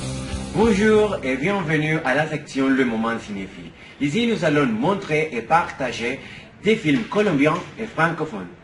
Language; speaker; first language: French; non-native, learner; Spanish